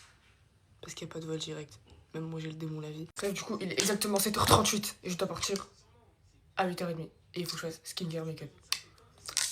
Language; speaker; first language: French; native; French